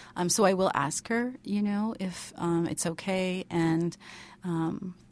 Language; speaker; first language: English; native; English